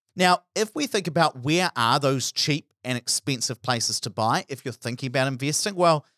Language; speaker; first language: English; native; English